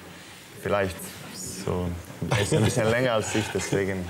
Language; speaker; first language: German; non-native, fluent; Croatian